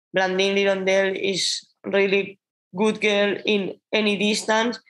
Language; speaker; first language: English; non-native, learner; Spanish